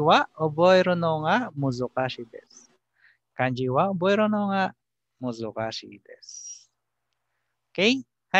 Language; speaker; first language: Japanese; non-native, fluent; Filipino